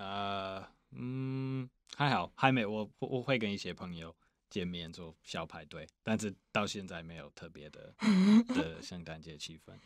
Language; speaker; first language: Chinese; non-native, fluent; English